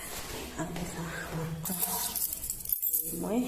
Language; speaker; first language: French; non-native, learner; Haitian Creole